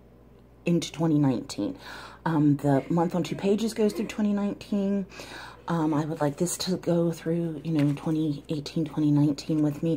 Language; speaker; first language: English; native; English